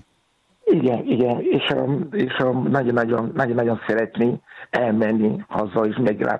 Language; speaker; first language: Hungarian; non-native, learner; Yoruba